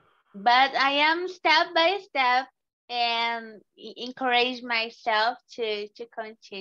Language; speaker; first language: English; non-native, learner; Portuguese